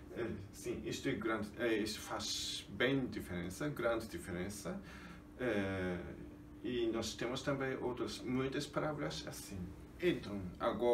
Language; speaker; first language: Portuguese; non-native, fluent; Japanese